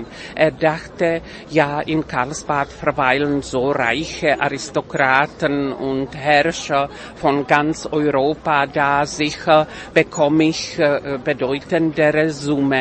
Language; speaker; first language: German; non-native, fluent; Czech